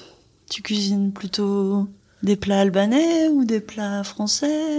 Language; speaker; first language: French; native; French